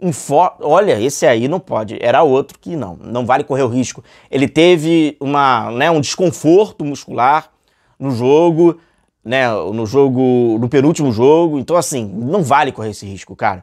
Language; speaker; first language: Portuguese; native; Portuguese